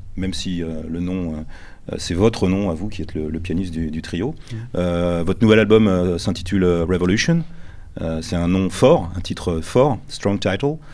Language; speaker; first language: French; native; French